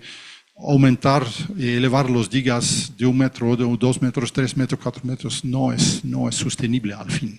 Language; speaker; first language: Spanish; non-native, fluent; Dutch